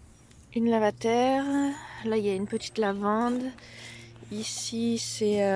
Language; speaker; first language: French; native; French